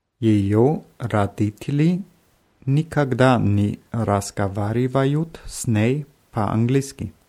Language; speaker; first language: Russian; non-native, learner; German